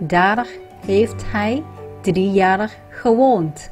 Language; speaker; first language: Dutch; non-native, fluent; Vietnamese